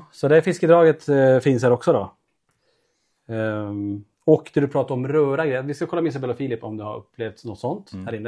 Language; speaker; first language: Swedish; native; Swedish